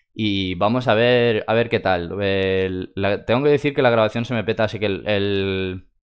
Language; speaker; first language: Spanish; non-native, fluent; Russian